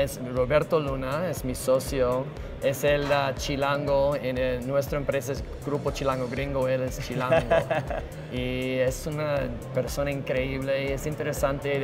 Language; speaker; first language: Spanish; non-native, fluent; English